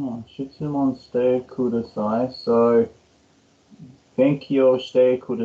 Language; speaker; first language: Japanese; non-native, learner; English